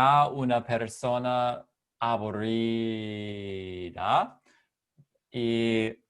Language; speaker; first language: Spanish; non-native, learner; English